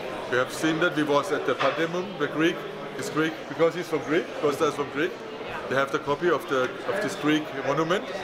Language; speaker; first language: English; non-native, fluent; German